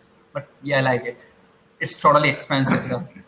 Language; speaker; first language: English; non-native, learner; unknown